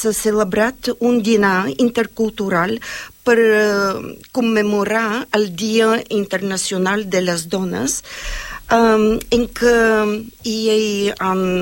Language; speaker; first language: Spanish; non-native, fluent; Bulgarian